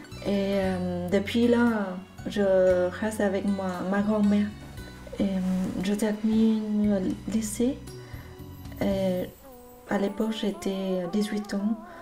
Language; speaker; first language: French; non-native, learner; Vietnamese